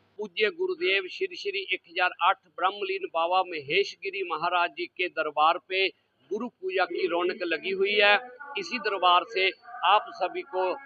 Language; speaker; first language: Hindi; non-native, local second language; Punjabi